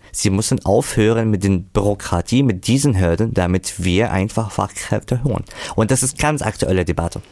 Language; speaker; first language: German; non-native, fluent; Arabic